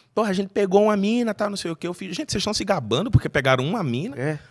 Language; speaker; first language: Portuguese; native; Portuguese